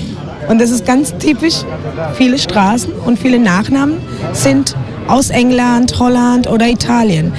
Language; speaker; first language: German; non-native, fluent; Spanish